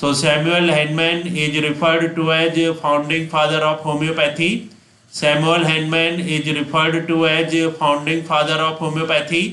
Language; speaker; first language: English; non-native, local second language; Hindi